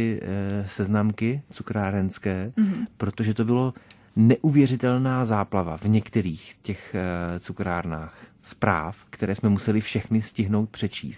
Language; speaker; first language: Czech; native; Czech